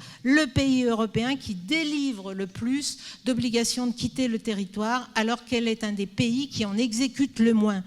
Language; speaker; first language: French; native; French